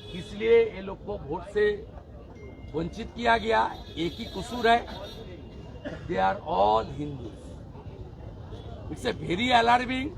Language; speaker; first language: Hindi; non-native, local second language; Bangla